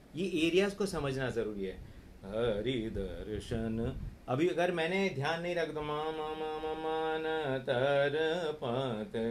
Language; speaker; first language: Hindi; non-native, local second language; Gujarati